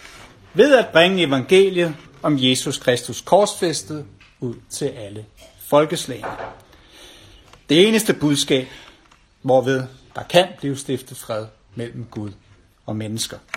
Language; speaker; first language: Danish; native; Danish